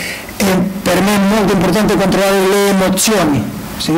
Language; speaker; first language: Italian; non-native, learner; Spanish